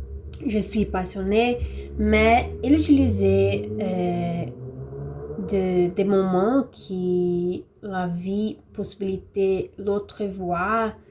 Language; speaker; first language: French; non-native, learner; Portuguese